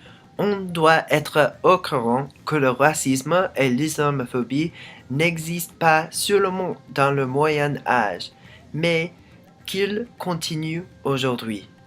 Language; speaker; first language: French; non-native, learner; English